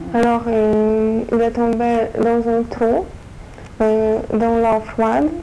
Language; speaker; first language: French; non-native, fluent; Polish